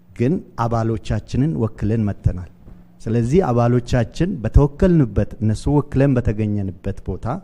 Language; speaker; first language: Amharic; non-native, local second language; Oromo